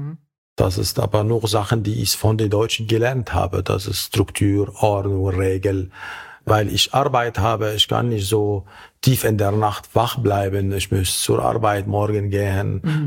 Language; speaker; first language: German; non-native, learner; Arabic